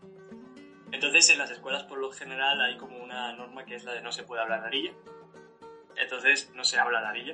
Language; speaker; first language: Spanish; native; Spanish